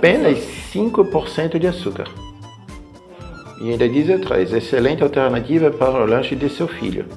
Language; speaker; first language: Portuguese; non-native, fluent; French